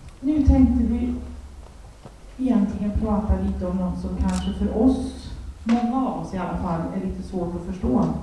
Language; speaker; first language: Swedish; native; Swedish